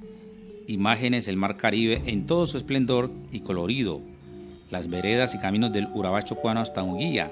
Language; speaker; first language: Spanish; native; Spanish